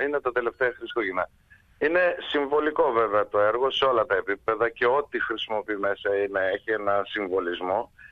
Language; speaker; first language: Greek; early bilingual, heritage; Greek